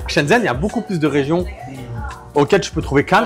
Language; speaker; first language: French; native; French